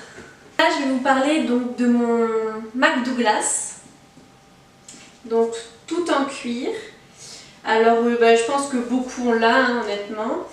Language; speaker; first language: French; native; French